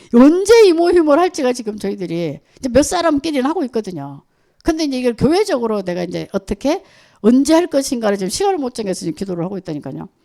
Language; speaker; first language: Korean; native; Korean